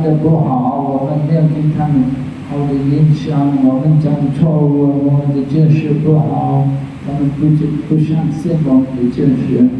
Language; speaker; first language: Chinese; non-native, fluent; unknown